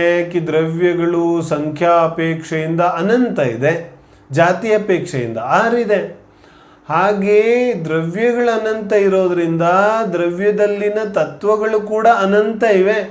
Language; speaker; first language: Kannada; non-native, local second language; Hindi